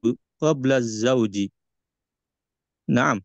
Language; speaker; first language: Arabic; non-native, learner; Indonesian